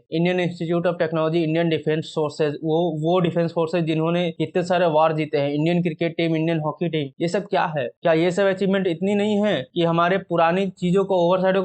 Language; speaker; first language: Hindi; native; Hindi